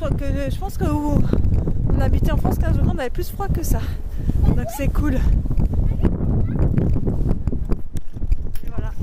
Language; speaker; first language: French; native; French